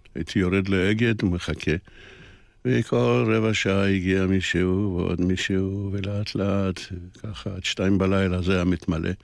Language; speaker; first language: Hebrew; early bilingual, other home language; Polish